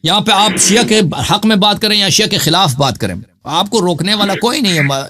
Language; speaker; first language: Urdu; non-native, fluent; Persian